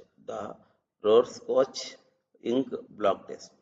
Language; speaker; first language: English; non-native, local second language; Telugu